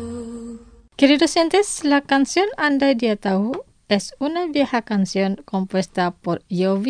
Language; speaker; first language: Spanish; non-native, fluent; Indonesian